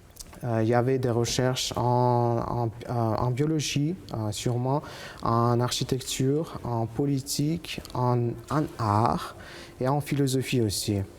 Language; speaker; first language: French; non-native, fluent; Uzbek